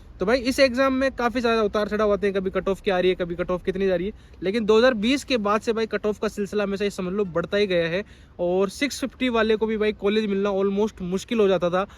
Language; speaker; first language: Hindi; native; Hindi